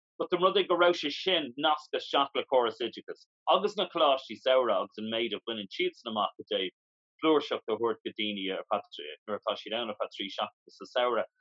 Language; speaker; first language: Irish; non-native, local second language; English